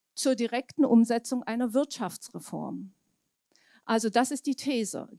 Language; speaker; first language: German; native; German